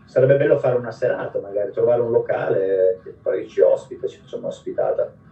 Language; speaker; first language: Italian; native; Italian